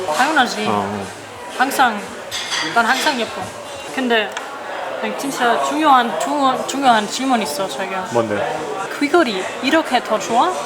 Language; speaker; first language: Korean; non-native, learner; German